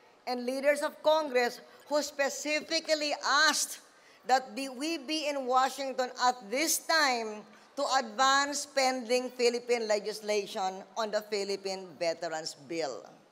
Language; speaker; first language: English; non-native, local second language; Filipino